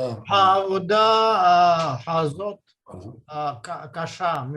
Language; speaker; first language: Hebrew; non-native, learner; Russian